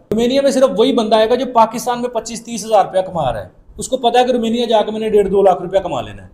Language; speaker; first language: Urdu; non-native, local second language; Punjabi